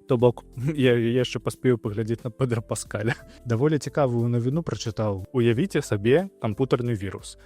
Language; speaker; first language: Belarusian; non-native, local second language; Russian